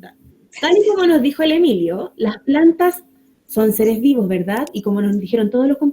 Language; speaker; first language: Spanish; native; Spanish